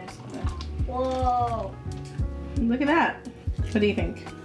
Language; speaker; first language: English; native; English